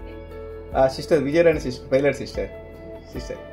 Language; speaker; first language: Telugu; native; Telugu